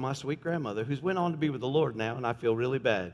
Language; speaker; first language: English; native; English